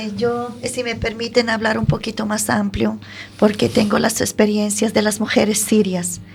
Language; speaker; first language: Spanish; non-native, fluent; Arabic